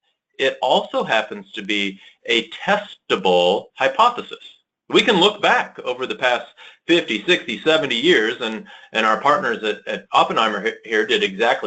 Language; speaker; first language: English; native; English